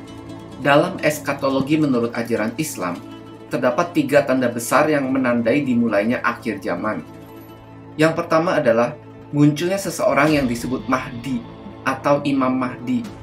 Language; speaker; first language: Indonesian; native; Indonesian